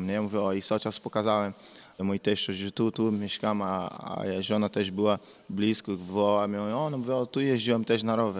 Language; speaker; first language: Polish; non-native, learner; Portuguese